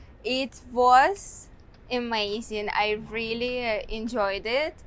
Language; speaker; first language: English; non-native, fluent; Russian